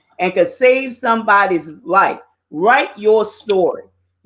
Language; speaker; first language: English; native; English